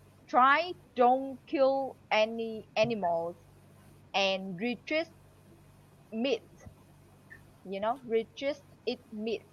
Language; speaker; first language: English; non-native, learner; Vietnamese